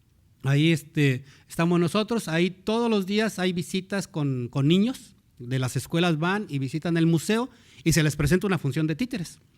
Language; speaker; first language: Spanish; native; Spanish